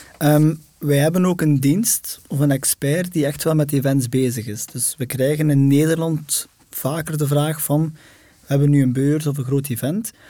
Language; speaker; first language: Dutch; native; Dutch